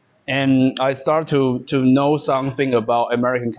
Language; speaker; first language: English; non-native, learner; Chinese